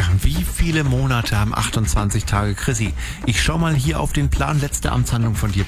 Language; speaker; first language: German; native; German